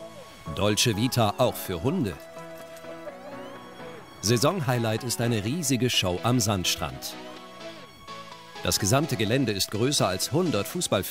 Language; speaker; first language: German; native; German